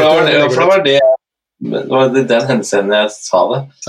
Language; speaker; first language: Norwegian; native; Norwegian